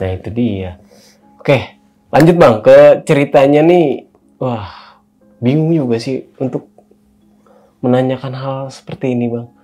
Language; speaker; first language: Indonesian; native; Indonesian